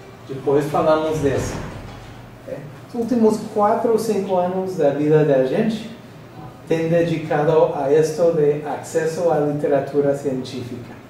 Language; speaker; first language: Portuguese; non-native, learner; English